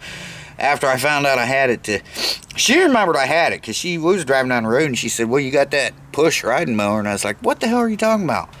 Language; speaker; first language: English; native; English